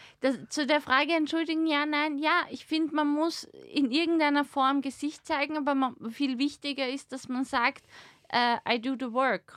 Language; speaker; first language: German; native; German